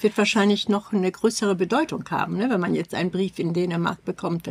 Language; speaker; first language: German; native; German